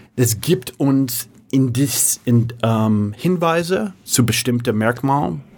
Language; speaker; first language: German; non-native, fluent; English